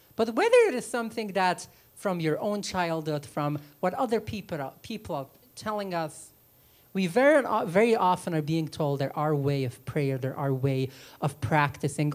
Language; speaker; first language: English; early bilingual, other home language; Yiddish